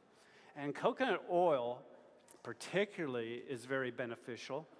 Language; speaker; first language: English; native; English